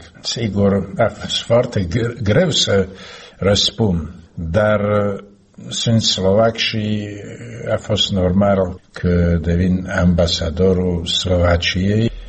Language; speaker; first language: Romanian; non-native, fluent; Slovak